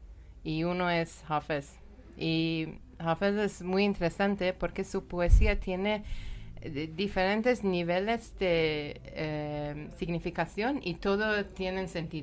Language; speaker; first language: Spanish; non-native, learner; Persian